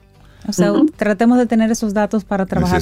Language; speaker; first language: Spanish; native; Spanish